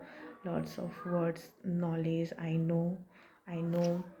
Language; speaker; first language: English; non-native, learner; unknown